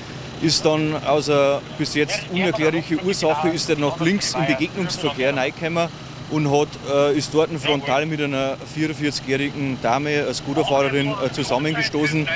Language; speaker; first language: German; native; German